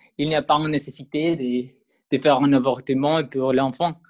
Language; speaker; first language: French; non-native, learner; Spanish